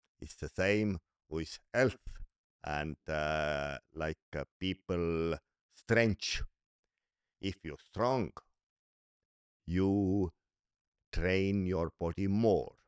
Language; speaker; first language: English; non-native, learner; Estonian